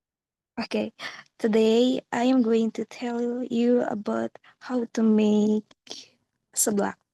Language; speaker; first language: English; non-native, learner; Indonesian